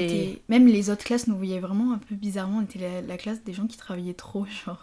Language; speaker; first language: French; native; French